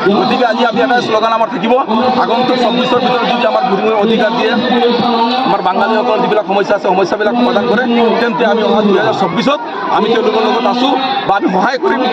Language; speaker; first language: Assamese; non-native, local second language; Bangla